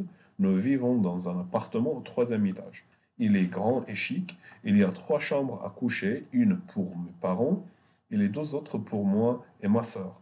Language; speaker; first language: French; non-native, fluent; Arabic